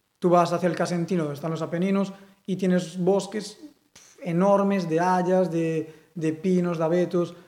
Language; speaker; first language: Spanish; non-native, local second language; Galician